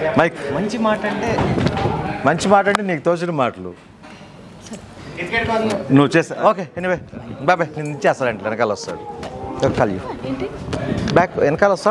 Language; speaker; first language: Telugu; native; Telugu